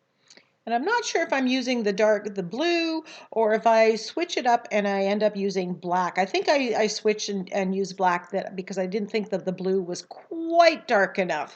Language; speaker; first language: English; native; English